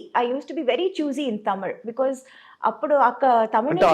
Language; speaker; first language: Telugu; non-native, local second language; Tamil